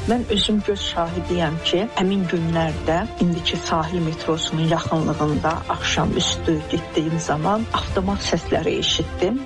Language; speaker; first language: Azerbaijani; native; Azerbaijani